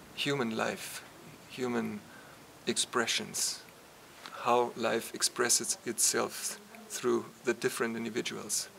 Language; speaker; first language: English; non-native, fluent; German